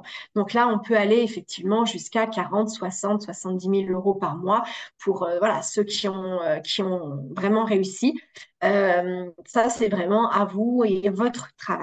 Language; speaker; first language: French; native; French